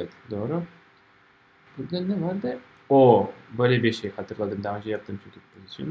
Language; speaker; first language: Turkish; non-native, fluent; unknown